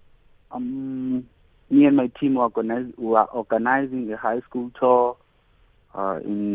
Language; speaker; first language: English; non-native, local second language; Xhosa